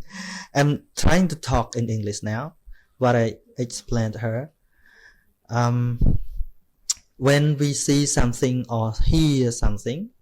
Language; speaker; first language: English; non-native, learner; Khmer